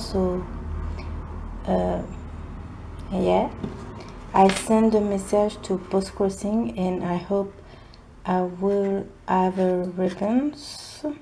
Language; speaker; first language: English; non-native, learner; French